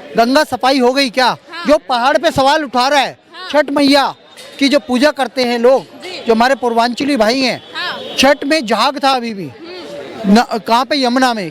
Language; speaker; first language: Hindi; native; Hindi